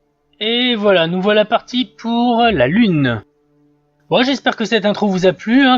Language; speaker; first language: French; native; French